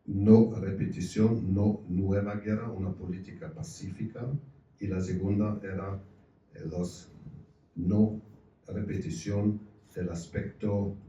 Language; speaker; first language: Spanish; non-native, fluent; German